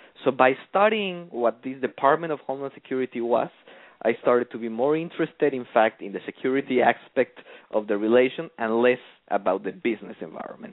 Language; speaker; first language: English; non-native, fluent; Spanish